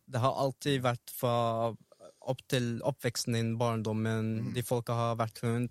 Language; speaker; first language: Norwegian; early bilingual, other home language; Arabic